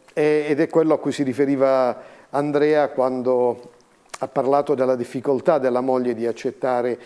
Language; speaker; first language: Italian; native; Italian